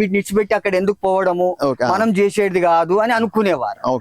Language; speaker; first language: Telugu; native; Telugu